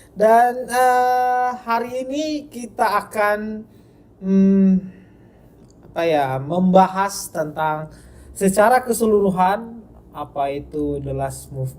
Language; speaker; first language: Indonesian; native; Indonesian